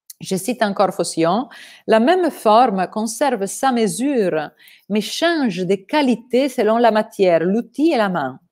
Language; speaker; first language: French; non-native, fluent; Italian